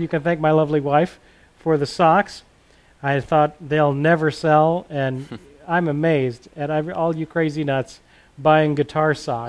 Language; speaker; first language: English; native; English